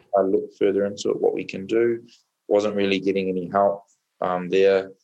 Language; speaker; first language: English; native; English